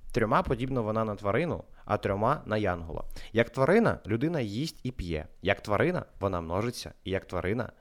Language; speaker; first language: Ukrainian; non-native, local second language; Russian